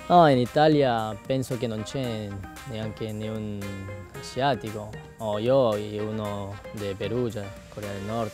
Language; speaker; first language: Italian; non-native, learner; Korean